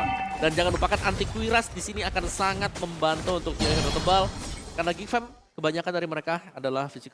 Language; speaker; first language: Indonesian; native; Indonesian